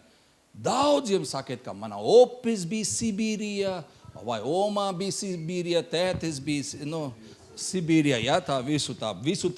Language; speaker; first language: Latvian; non-native, learner; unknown